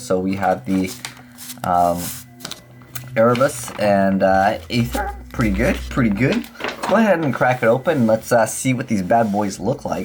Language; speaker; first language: English; native; English